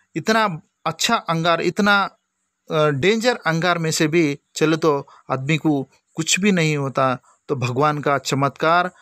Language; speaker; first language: Hindi; non-native, local second language; Lambadi